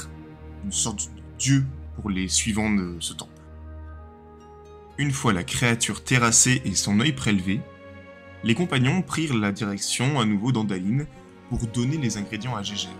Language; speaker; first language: French; native; French